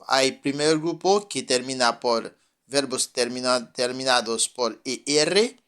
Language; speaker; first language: Spanish; non-native, fluent; French